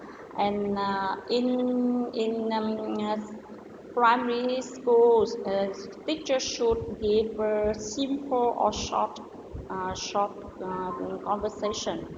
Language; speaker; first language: English; non-native, learner; Vietnamese